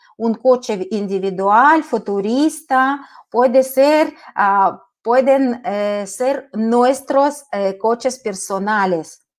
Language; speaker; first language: Spanish; non-native, fluent; Russian